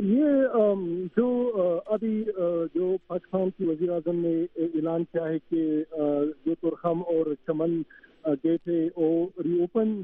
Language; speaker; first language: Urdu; non-native, fluent; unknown